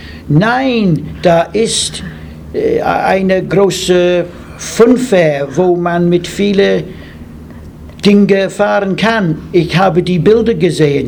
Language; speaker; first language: German; non-native, learner; English